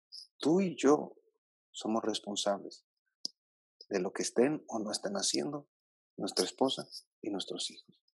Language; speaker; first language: Spanish; native; Spanish